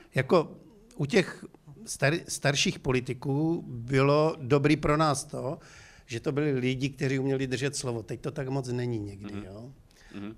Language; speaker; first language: Czech; native; Czech